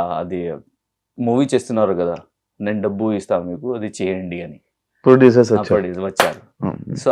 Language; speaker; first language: Telugu; non-native, learner; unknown